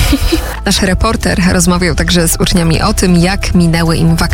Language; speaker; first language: Polish; native; Polish